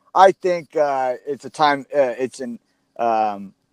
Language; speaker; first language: English; native; English